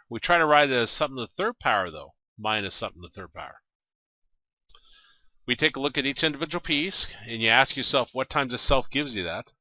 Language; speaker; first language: English; native; English